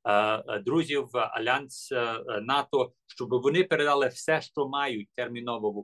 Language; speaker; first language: Ukrainian; early bilingual, heritage; English